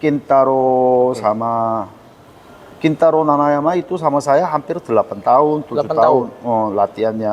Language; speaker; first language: Indonesian; non-native, learner; Korean